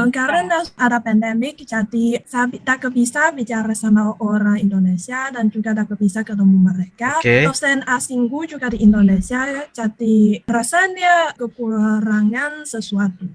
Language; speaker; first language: Indonesian; non-native, learner; Chinese